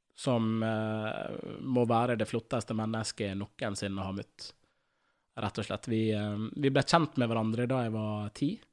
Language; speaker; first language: Norwegian; native; Norwegian